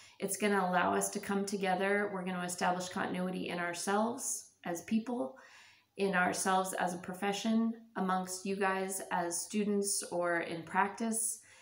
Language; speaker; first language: English; native; English